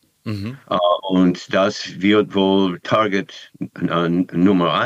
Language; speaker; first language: German; non-native, fluent; English